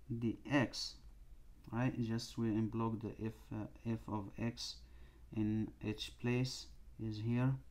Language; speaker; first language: English; non-native, fluent; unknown